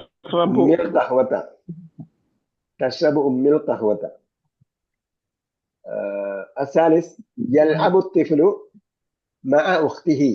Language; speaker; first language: Arabic; non-native, fluent; Malayalam